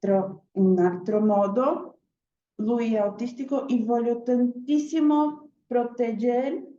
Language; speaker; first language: Italian; non-native, learner; Portuguese